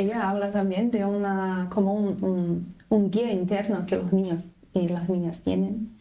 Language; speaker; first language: Spanish; non-native, fluent; Portuguese